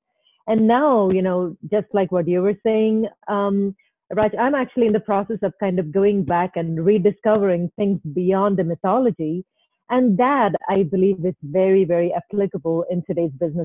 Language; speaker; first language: English; non-native, local second language; Malayalam